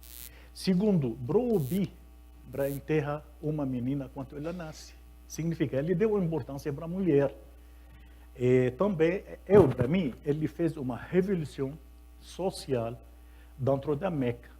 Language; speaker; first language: Portuguese; non-native, fluent; Arabic